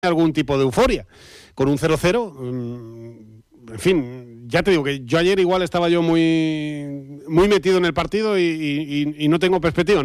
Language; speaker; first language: Spanish; native; Spanish